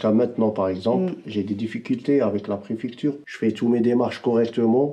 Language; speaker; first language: French; non-native, fluent; Arabic